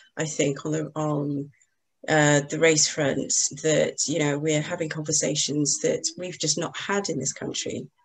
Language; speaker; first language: English; native; English